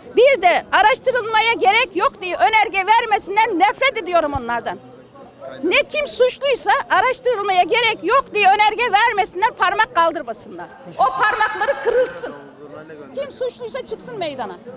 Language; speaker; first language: Turkish; native; Turkish